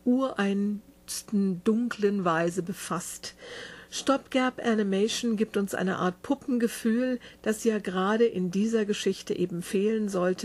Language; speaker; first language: German; native; German